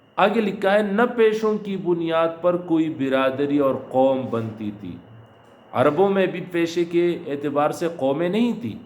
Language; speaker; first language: Urdu; non-native, local second language; Pashto